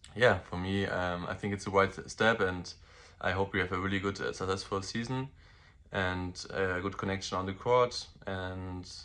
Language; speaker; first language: English; non-native, fluent; German